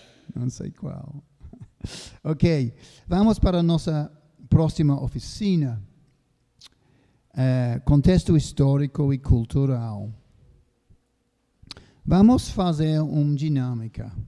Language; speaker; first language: Portuguese; non-native, fluent; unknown